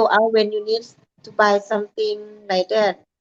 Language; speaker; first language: English; non-native, learner; Thai